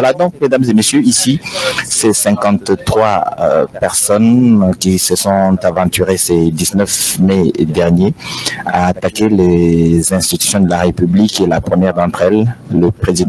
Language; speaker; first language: French; non-native, local second language; Lingala